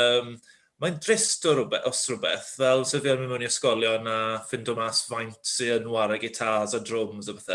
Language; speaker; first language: Welsh; native; Welsh